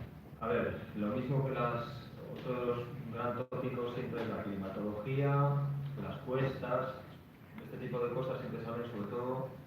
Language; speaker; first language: Spanish; native; Spanish